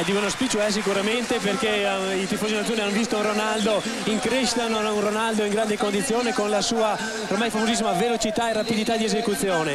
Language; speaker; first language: Italian; native; Italian